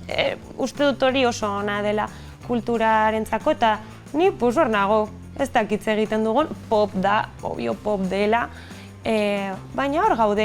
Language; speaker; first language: Basque; non-native, local second language; Spanish